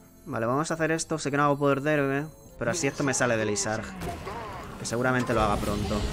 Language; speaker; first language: Spanish; native; Spanish